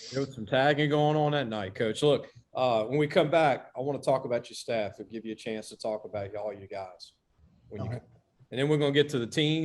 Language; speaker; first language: English; native; English